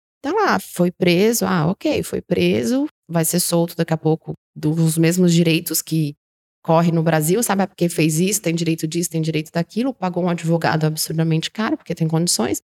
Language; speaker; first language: Portuguese; native; Portuguese